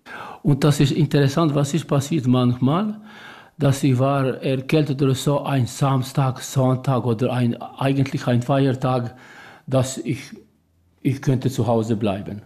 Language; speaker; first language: German; non-native, learner; Albanian